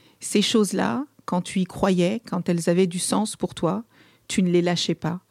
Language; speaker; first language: French; early bilingual, other home language; Kabuverdianu